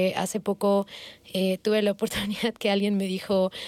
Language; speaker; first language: Spanish; native; Spanish